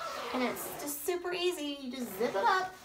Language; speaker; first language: English; native; English